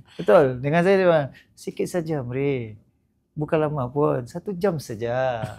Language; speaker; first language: Malay; native; Malay